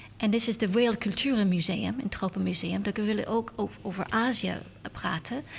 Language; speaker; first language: Dutch; non-native, learner; English